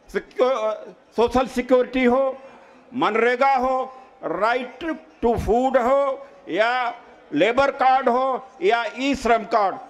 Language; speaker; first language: Hindi; native; Hindi